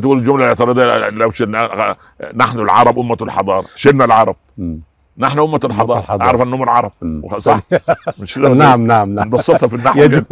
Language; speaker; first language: Arabic; native; Arabic